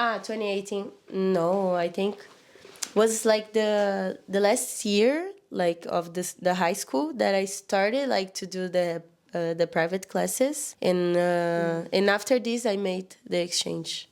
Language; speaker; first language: English; non-native, learner; Portuguese